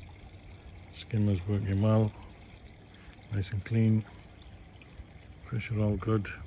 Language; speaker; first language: English; native; English